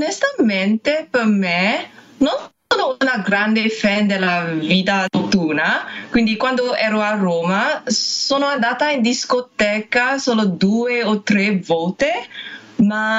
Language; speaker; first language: Italian; non-native, learner; English